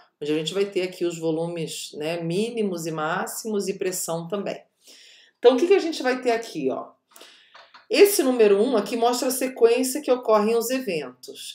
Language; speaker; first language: Portuguese; native; Portuguese